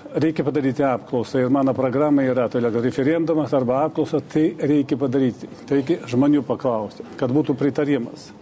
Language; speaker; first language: Lithuanian; non-native, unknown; Russian